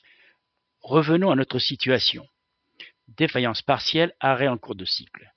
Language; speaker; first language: French; native; French